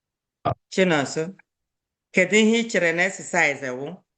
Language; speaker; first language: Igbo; native; Igbo